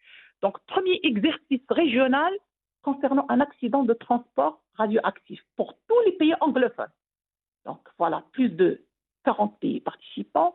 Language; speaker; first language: French; non-native, local second language; Arabic